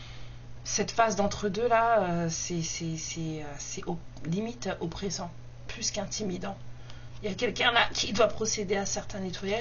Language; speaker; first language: French; native; French